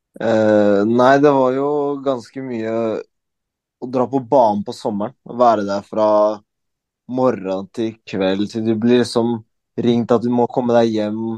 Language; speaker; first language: Norwegian; early bilingual, other home language; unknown